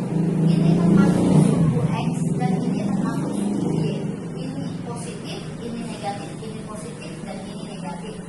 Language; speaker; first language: Indonesian; native; Indonesian